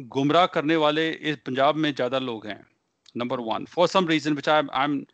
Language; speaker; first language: Hindi; native; Hindi